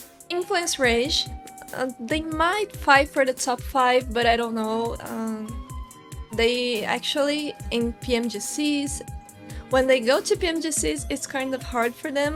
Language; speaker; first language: English; non-native, fluent; Portuguese